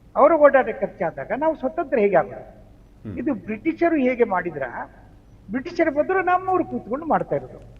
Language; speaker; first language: Kannada; native; Kannada